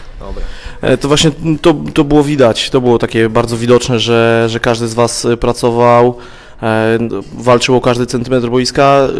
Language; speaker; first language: Polish; native; Polish